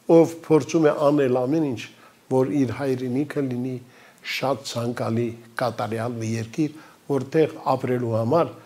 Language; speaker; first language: Armenian; native; Armenian